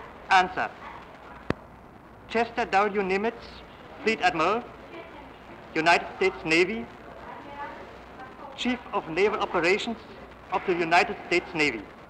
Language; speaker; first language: English; non-native, fluent; German